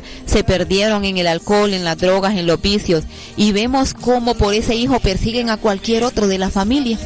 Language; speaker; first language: Spanish; native; Spanish